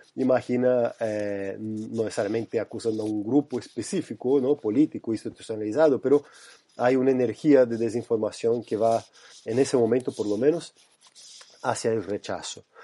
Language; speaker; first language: Spanish; non-native, fluent; Portuguese